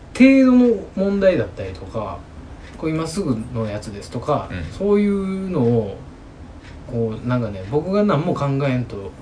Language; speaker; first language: Japanese; native; Japanese